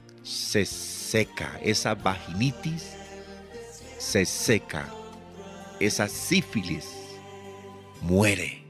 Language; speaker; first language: Spanish; native; Spanish